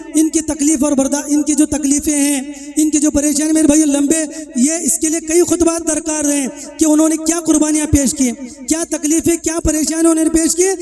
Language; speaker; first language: Urdu; native; Urdu